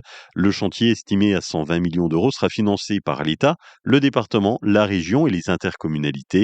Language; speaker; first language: French; native; French